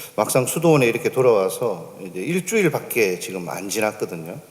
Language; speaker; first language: Korean; native; Korean